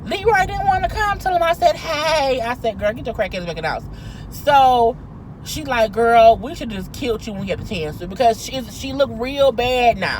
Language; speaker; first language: English; native; English